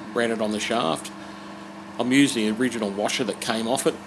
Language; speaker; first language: English; native; English